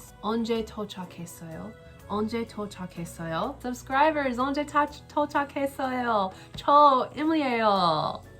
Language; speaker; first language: Korean; non-native, learner; English